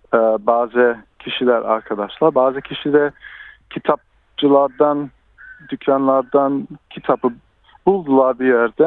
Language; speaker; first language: Turkish; early bilingual, heritage; Turkish